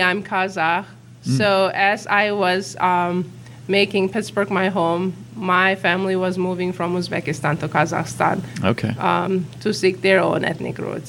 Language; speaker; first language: English; non-native, fluent; Uzbek